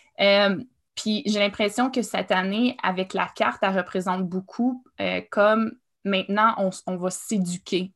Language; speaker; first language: French; native; French